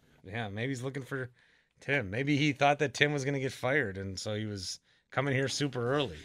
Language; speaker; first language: English; native; English